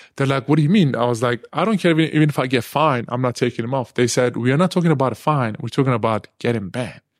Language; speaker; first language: English; non-native, fluent; Turkish